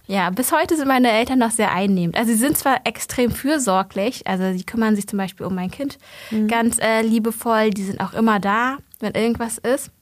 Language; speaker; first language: German; early bilingual, other home language; Vietnamese